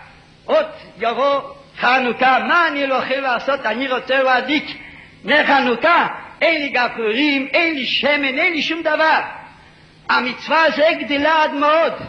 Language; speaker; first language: Hebrew; non-native, fluent; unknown